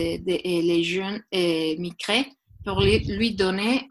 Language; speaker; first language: French; non-native, learner; Spanish